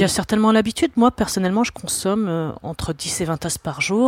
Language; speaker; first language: French; native; French